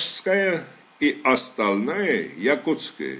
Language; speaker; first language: Russian; non-native, fluent; Armenian